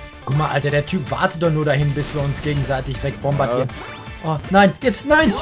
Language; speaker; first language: German; native; German